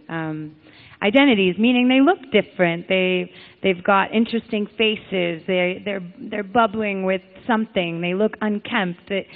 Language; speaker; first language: English; native; English